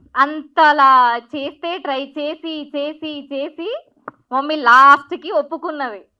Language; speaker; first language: Telugu; non-native, local second language; Marathi